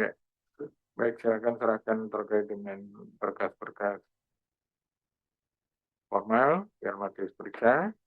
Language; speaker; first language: Indonesian; native; Indonesian